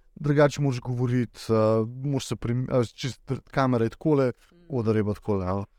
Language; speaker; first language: Slovenian; native; Slovenian